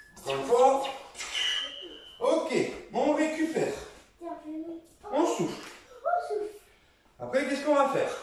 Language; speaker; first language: French; native; French